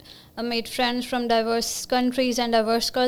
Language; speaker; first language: English; non-native, local second language; Punjabi